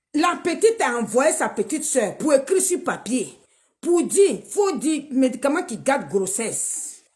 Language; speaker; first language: French; non-native, local second language; Dyula